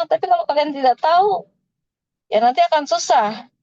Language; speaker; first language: Indonesian; native; Indonesian